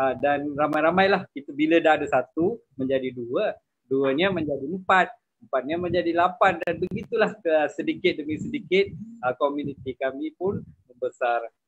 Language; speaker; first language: Malay; non-native, local second language; Tamil